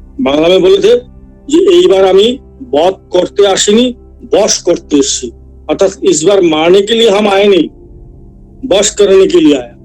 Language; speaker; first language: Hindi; non-native, local second language; Assamese